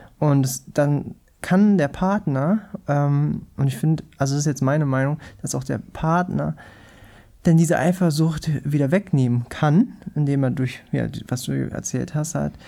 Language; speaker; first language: German; native; German